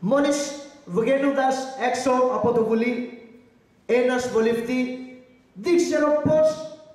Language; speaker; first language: Greek; non-native, learner; Urdu